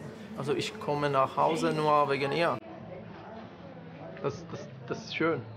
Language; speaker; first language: German; non-native, learner; Persian